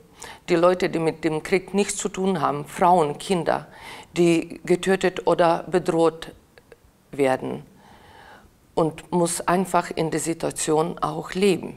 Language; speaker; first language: German; non-native, fluent; Ukrainian